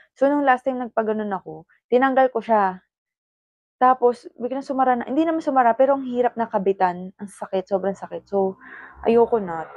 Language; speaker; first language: Filipino; native; Filipino